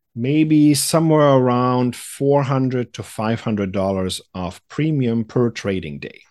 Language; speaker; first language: English; non-native, fluent; German